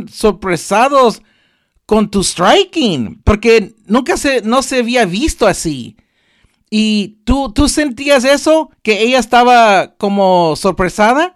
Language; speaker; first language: Spanish; early bilingual, heritage; Spanish